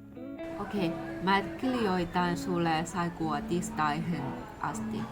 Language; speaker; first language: Finnish; non-native, learner; Chinese